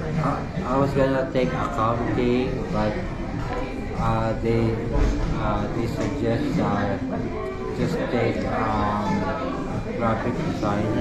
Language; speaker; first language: English; non-native, local second language; Filipino